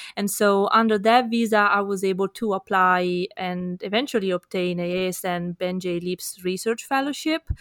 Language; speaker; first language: English; non-native, fluent; Italian